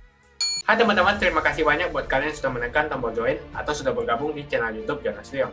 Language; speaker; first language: Indonesian; native; Indonesian